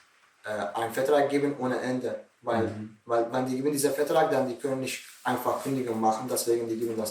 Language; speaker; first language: German; non-native, learner; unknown